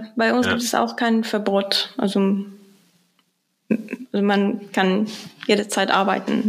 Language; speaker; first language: German; non-native, fluent; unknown